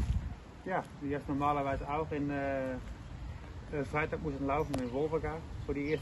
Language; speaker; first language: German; non-native, learner; Dutch